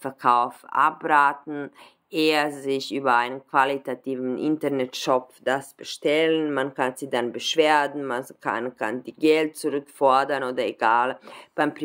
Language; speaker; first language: German; non-native, fluent; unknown